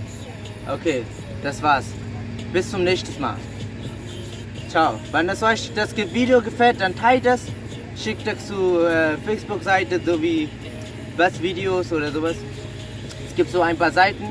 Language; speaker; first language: German; non-native, fluent; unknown